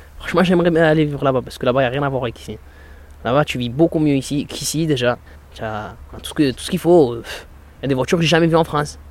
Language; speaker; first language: French; early bilingual, other home language; Riffian